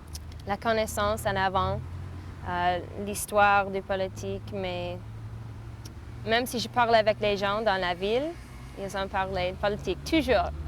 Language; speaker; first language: French; non-native, fluent; English